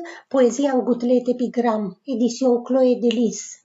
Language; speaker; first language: French; non-native, fluent; Romanian